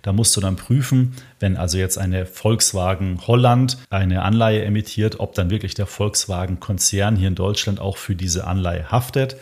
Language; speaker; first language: German; native; German